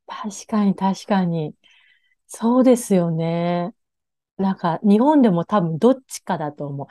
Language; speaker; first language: Japanese; native; Japanese